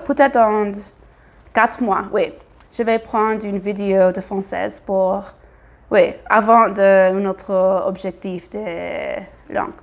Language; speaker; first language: French; non-native, learner; English